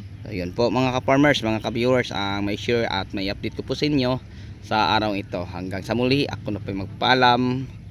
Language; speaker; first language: Filipino; non-native, local second language; Cebuano